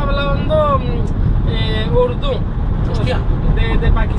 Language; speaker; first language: Spanish; non-native, learner; Urdu